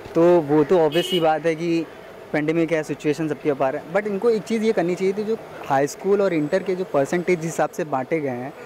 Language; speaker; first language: Hindi; native; Hindi